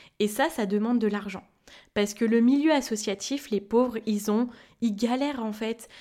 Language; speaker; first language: French; native; French